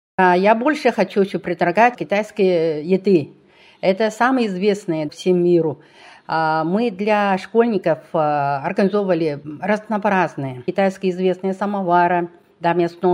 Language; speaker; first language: Russian; non-native, learner; Chinese